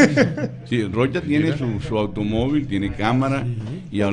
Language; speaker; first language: Spanish; native; Spanish